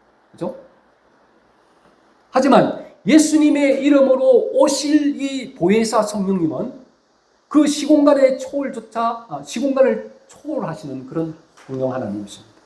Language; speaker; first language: Korean; native; Korean